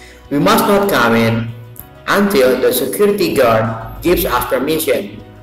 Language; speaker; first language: English; non-native, fluent; Indonesian